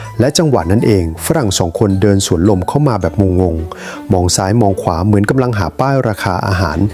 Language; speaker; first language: Thai; native; Thai